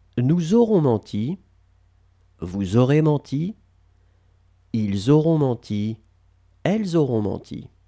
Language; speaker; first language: French; native; French